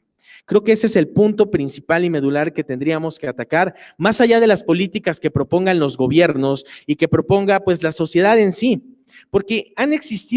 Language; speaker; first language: Spanish; native; Spanish